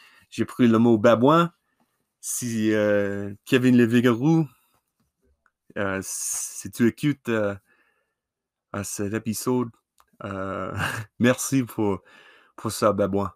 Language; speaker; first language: French; non-native, learner; English